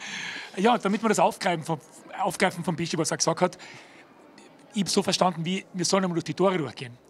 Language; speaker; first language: German; native; German